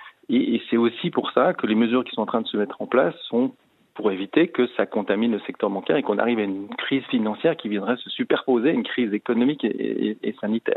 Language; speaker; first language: French; native; French